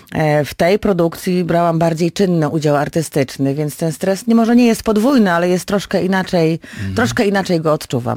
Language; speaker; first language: Polish; native; Polish